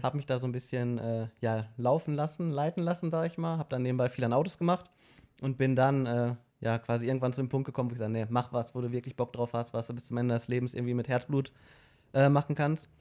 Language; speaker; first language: German; native; German